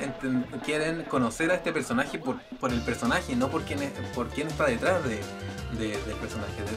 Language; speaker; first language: Spanish; native; Spanish